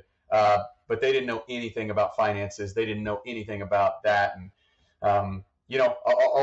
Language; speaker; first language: English; native; English